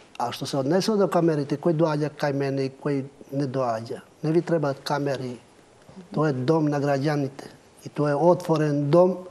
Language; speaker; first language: Macedonian; non-native, local second language; Albanian